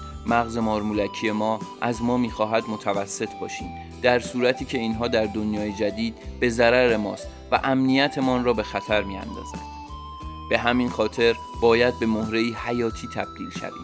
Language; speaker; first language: Persian; native; Persian